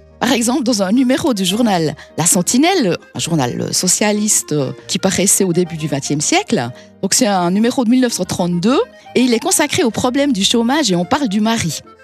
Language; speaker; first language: French; native; French